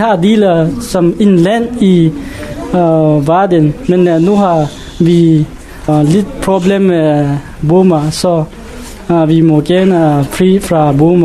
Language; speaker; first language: Danish; non-native, learner; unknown